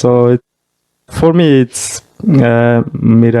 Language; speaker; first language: English; non-native, fluent; Mongolian